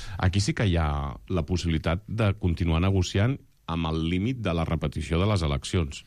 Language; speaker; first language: Catalan; native; Catalan